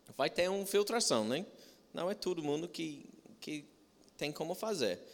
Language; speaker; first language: Portuguese; non-native, fluent; English